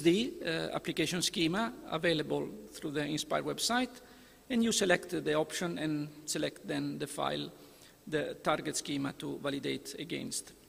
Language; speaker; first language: English; non-native, fluent; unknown